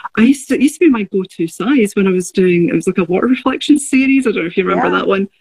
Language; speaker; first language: English; native; English